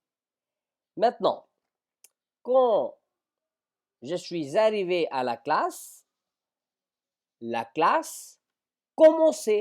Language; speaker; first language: French; non-native, fluent; Hindi